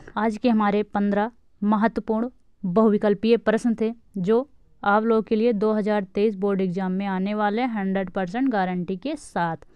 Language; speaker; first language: Hindi; native; Hindi